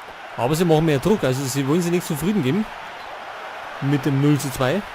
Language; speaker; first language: German; native; German